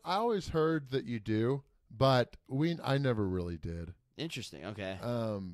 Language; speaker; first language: English; native; English